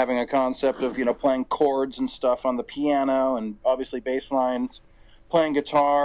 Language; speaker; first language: English; native; English